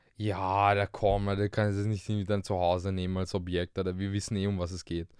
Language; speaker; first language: German; early bilingual, other home language; English